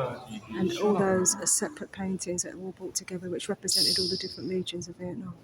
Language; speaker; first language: English; native; English